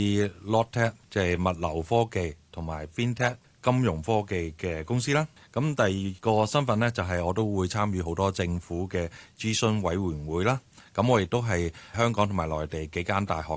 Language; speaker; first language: Cantonese; native; Cantonese